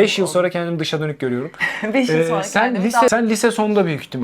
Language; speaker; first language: Turkish; non-native, fluent; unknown